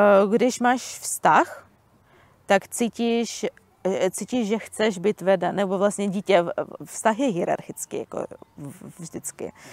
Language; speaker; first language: Czech; non-native, fluent; Russian